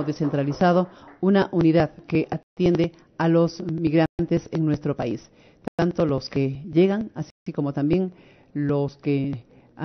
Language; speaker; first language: Spanish; native; Spanish